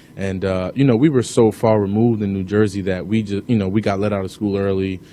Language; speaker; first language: English; native; English